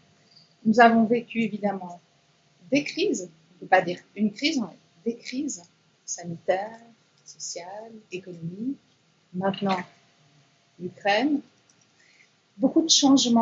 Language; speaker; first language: French; native; French